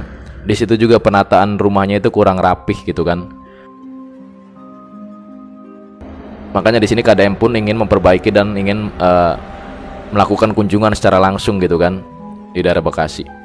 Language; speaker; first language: Indonesian; native; Indonesian